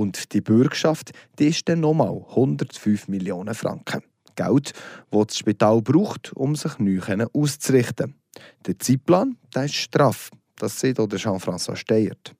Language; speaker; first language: German; native; German